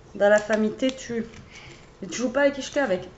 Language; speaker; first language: French; native; French